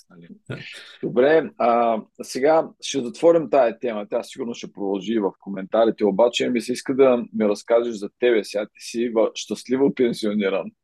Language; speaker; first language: Bulgarian; native; Bulgarian